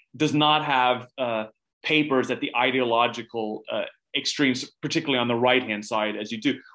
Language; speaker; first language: English; native; English